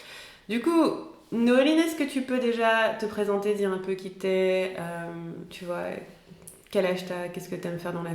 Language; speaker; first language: French; native; French